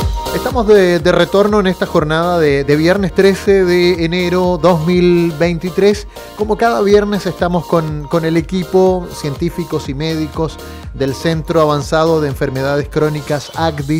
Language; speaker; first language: Spanish; native; Spanish